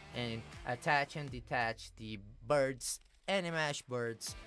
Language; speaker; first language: English; non-native, fluent; Portuguese